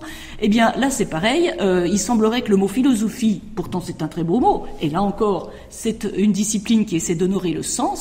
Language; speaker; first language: French; native; French